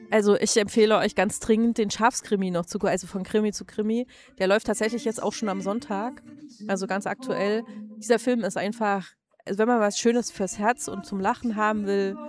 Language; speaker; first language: German; native; German